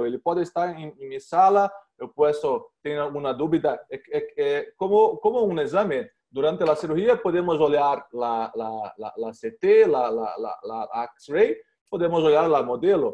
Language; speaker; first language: Spanish; non-native, learner; Portuguese